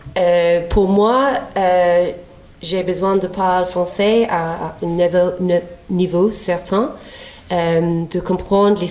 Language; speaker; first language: French; non-native, learner; English